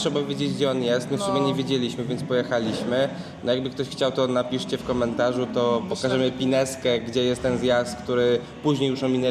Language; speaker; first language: Polish; native; Polish